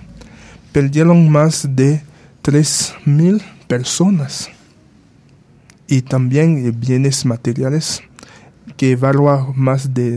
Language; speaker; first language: Spanish; non-native, fluent; Haitian Creole